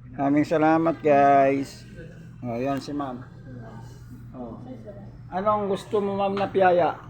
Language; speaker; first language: Filipino; non-native, local second language; Hiligaynon